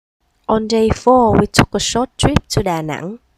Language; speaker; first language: English; non-native, learner; Vietnamese